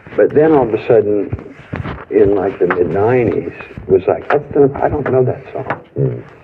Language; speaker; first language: English; native; English